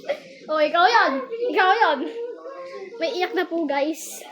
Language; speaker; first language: Filipino; native; Filipino